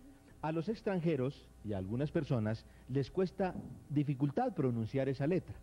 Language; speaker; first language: Spanish; native; Spanish